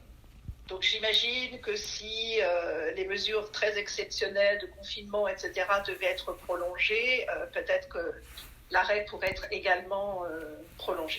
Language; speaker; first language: French; native; French